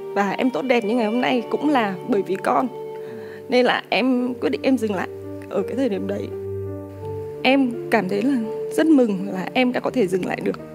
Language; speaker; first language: Vietnamese; native; Vietnamese